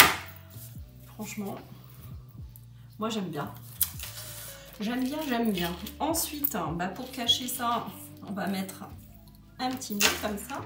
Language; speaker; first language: French; native; French